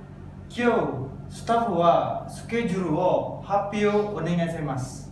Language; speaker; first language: Japanese; non-native, learner; Indonesian